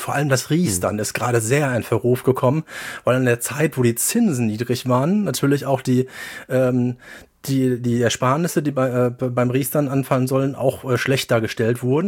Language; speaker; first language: German; native; German